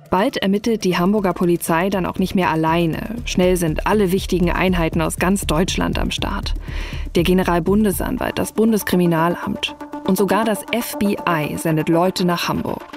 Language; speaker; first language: German; native; German